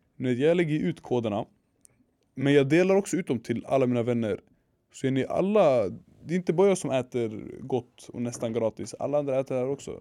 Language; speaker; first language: Swedish; early bilingual, other home language; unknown